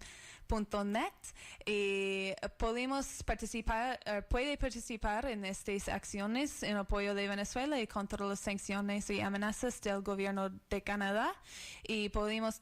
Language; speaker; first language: Spanish; non-native, learner; English